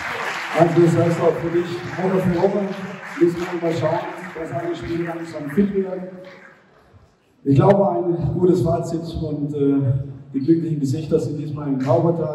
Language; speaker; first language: German; native; German